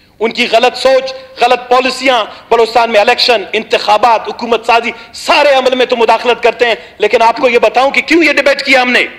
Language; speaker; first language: Urdu; non-native, local second language; Baluchi